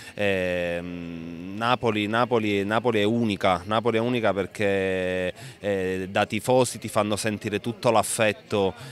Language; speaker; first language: Italian; native; Italian